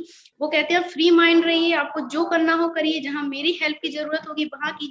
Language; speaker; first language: Hindi; native; Hindi